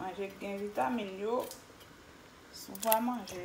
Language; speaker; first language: French; non-native, local second language; Haitian Creole